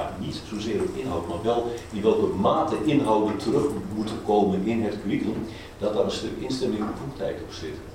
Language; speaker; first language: Dutch; native; Dutch